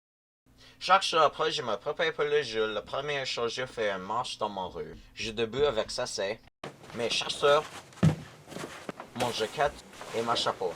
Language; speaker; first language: French; non-native, learner; English